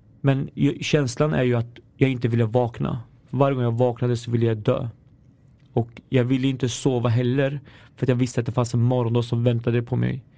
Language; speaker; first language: Swedish; early bilingual, other home language; Arabic